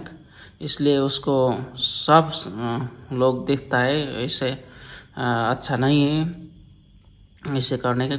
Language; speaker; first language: Hindi; non-native, learner; Nepali